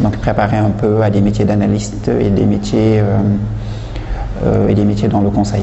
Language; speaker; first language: French; non-native, local second language; Wolof